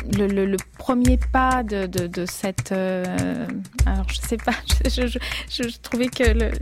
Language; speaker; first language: French; non-native, fluent; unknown